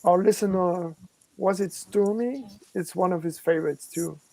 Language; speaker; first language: English; non-native, fluent; German